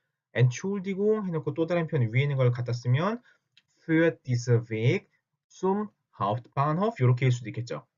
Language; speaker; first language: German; non-native, fluent; Korean